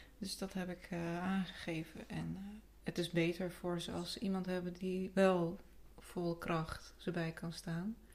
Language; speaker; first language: Dutch; early bilingual, other home language; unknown